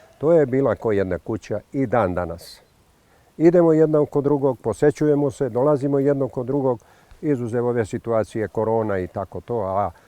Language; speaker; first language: Bosnian; native; Bosnian